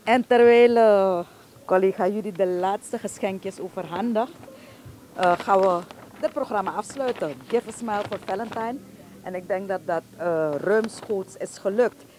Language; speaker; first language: Dutch; native; Dutch